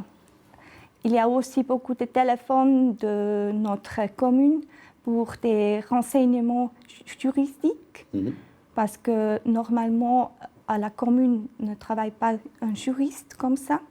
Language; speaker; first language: French; non-native, local second language; German